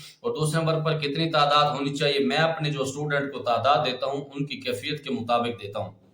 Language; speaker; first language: Urdu; non-native, local second language; Pashto